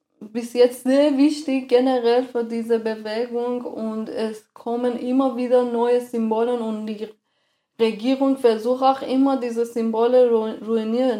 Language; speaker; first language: German; non-native, fluent; Persian